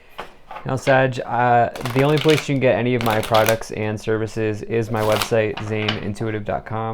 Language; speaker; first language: English; native; English